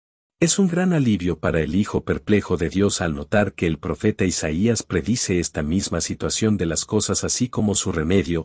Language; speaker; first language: Spanish; native; Spanish